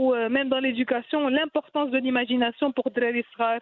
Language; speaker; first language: French; non-native, local second language; Arabic